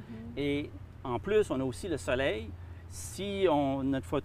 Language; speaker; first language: French; native; French